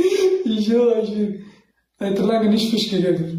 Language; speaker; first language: German; non-native, learner; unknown